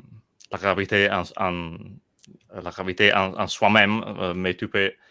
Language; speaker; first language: French; non-native, learner; Italian